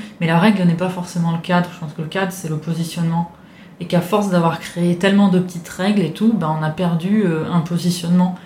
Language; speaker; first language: French; non-native, fluent; Italian